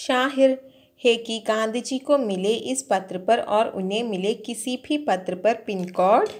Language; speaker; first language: Hindi; non-native, local second language; Malayalam